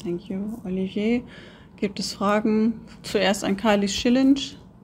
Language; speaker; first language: German; native; German